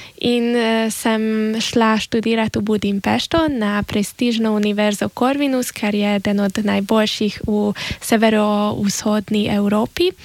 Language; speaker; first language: Slovenian; early bilingual, heritage; Slovenian